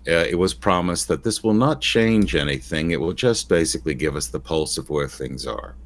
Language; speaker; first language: English; native; English